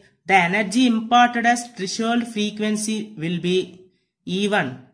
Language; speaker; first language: English; non-native, local second language; Telugu